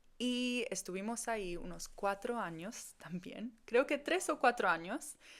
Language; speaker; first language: Spanish; early bilingual, heritage; Spanish